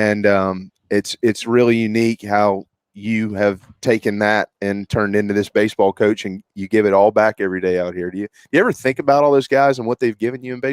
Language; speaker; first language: English; native; English